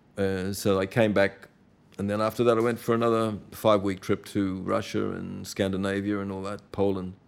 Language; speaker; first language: English; native; English